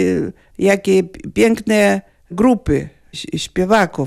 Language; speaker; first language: Polish; non-native, fluent; Lithuanian